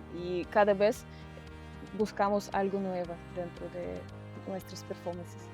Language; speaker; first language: Spanish; non-native, learner; Russian